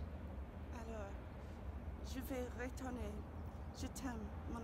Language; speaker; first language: French; non-native, learner; English